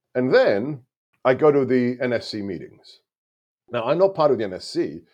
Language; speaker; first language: English; non-native, local second language; Hungarian